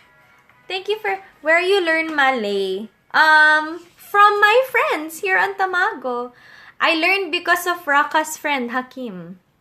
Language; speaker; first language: English; non-native, local second language; Filipino